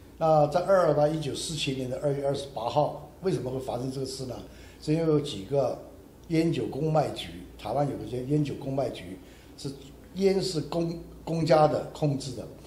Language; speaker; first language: Chinese; non-native, local second language; Hakka Chinese